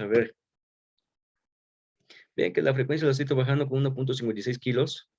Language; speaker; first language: Spanish; native; Spanish